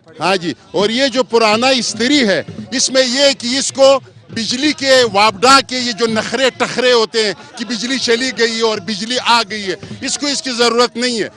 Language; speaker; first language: Urdu; non-native, local second language; Pashto